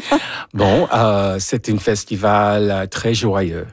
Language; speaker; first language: French; non-native, fluent; Spanish